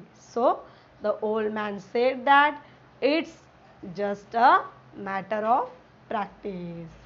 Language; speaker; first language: English; non-native, local second language; Marathi